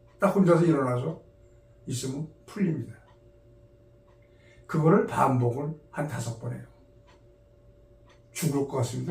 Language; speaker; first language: Korean; native; Korean